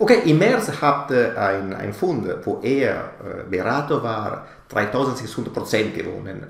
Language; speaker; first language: German; non-native, fluent; Italian